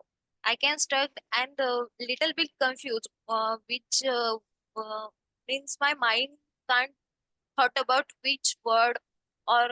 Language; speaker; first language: English; non-native, learner; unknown